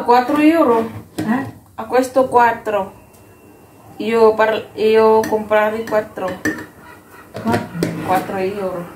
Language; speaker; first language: Italian; non-native, learner; Cebuano